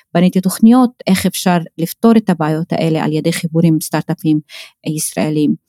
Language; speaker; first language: Hebrew; non-native, local second language; Arabic